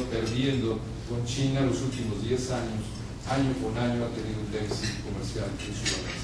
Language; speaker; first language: Spanish; native; Spanish